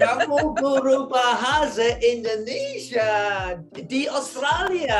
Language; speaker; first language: Indonesian; non-native, learner; English